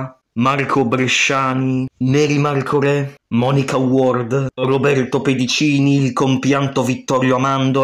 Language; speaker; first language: Italian; native; Italian